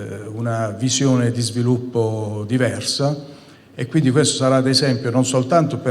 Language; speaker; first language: Italian; native; Italian